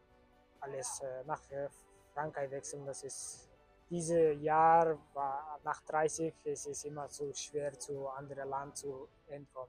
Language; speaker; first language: German; non-native, learner; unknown